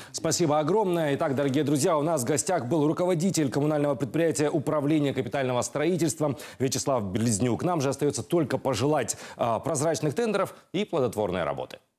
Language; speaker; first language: Russian; native; Russian